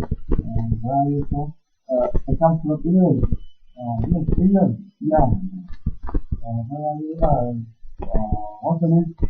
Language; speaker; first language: English; non-native, learner; Vietnamese